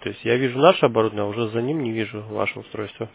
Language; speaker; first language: Russian; native; Russian